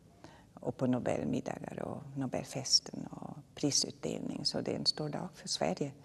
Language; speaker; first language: Swedish; non-native, fluent; German